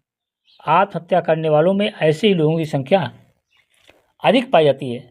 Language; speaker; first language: Hindi; native; Hindi